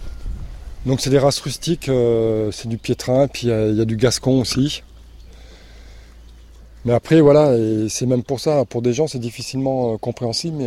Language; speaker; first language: French; native; French